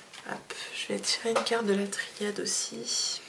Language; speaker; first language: French; native; French